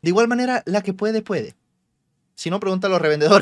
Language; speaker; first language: Spanish; native; Spanish